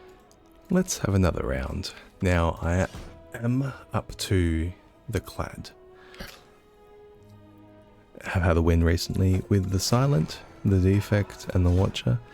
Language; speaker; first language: English; native; English